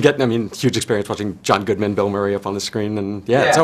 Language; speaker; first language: English; native; English